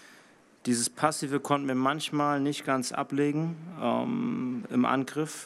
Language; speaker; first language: German; native; German